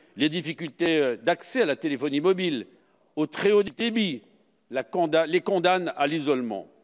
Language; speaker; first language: French; native; French